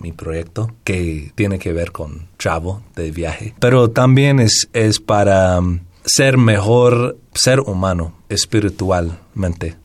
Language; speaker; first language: Spanish; non-native, fluent; English